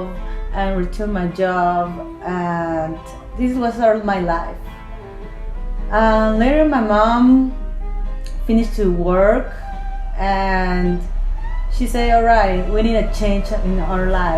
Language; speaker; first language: English; non-native, learner; Spanish